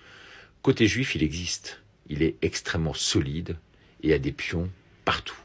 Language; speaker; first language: French; native; French